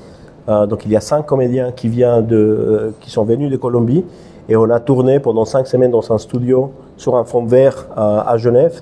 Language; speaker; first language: French; non-native, fluent; Spanish